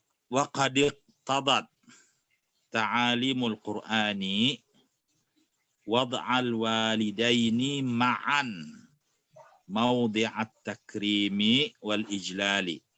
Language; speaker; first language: Arabic; non-native, fluent; Indonesian